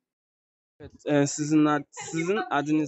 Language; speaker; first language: Turkish; non-native, learner; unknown